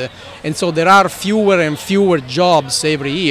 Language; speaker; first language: English; non-native, fluent; Italian